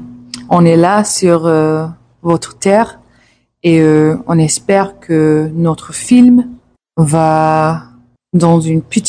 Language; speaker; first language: French; non-native, learner; English